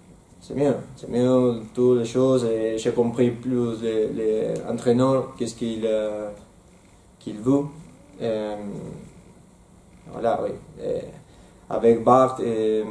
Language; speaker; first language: French; non-native, learner; Spanish